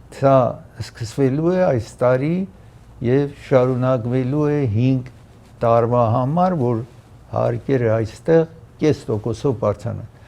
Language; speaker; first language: Armenian; early bilingual, heritage; Armenian